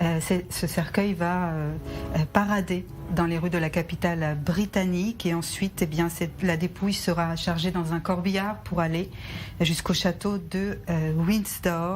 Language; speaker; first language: French; native; French